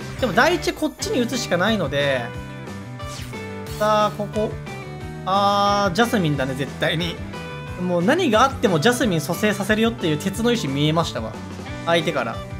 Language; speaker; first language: Japanese; native; Japanese